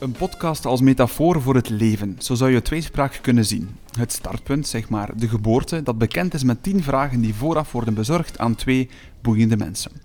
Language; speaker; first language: Dutch; native; Dutch